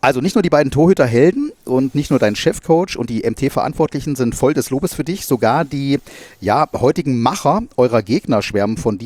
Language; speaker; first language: German; native; German